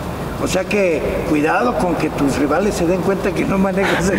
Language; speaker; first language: Spanish; native; Spanish